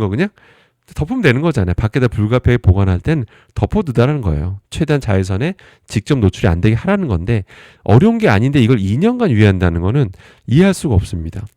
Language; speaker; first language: Korean; native; Korean